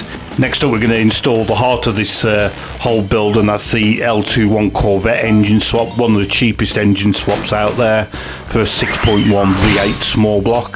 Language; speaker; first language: English; native; English